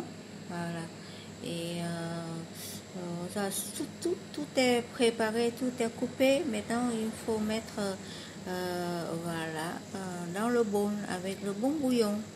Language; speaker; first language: French; non-native, learner; Vietnamese